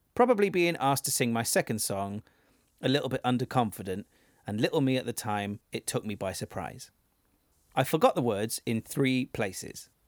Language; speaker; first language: English; native; English